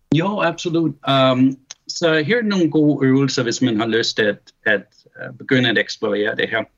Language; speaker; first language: Danish; early bilingual, heritage; Danish